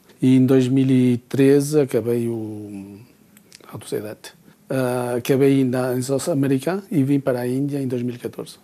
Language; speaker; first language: Portuguese; early bilingual, heritage; Portuguese